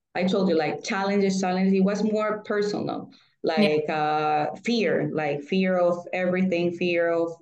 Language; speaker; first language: English; non-native, fluent; Spanish